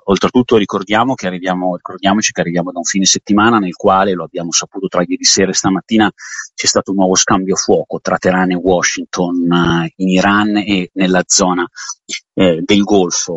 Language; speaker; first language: Italian; native; Italian